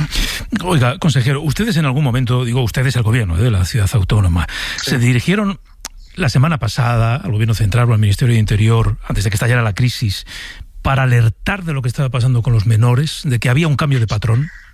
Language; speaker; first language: Spanish; native; Spanish